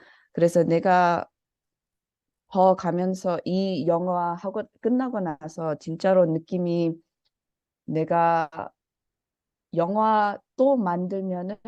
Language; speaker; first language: Korean; early bilingual, heritage; Korean